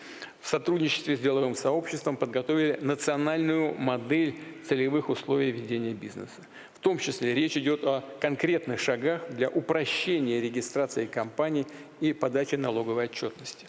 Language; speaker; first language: Russian; native; Russian